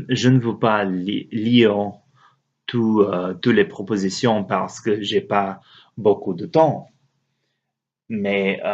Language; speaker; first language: French; non-native, learner; English